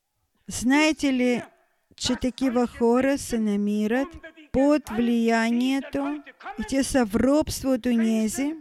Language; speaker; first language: Bulgarian; non-native, fluent; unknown